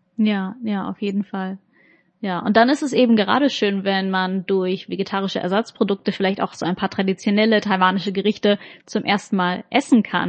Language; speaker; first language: German; native; German